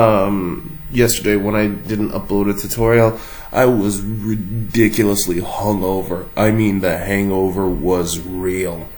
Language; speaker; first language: English; native; English